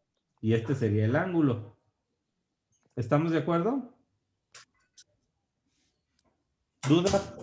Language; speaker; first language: Spanish; native; Spanish